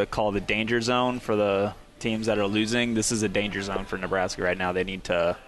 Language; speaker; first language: English; native; English